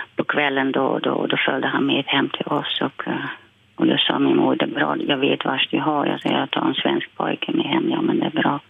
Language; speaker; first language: Swedish; non-native, fluent; Dutch